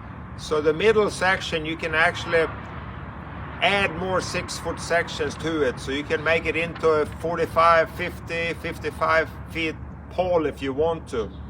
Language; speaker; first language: English; non-native, fluent; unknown